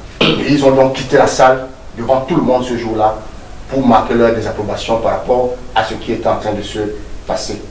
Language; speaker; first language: French; non-native, local second language; Duala